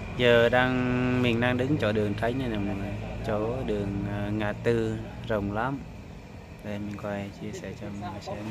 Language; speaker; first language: Vietnamese; non-native, local second language; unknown